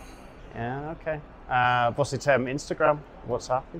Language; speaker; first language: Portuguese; non-native, learner; English